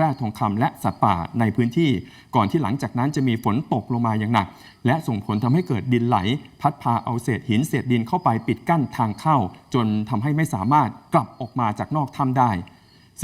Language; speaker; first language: Thai; native; Thai